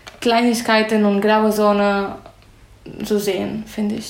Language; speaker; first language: German; non-native, fluent; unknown